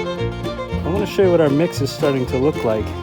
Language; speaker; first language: English; native; English